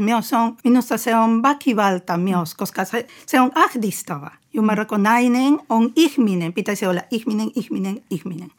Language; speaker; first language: Finnish; non-native, fluent; Spanish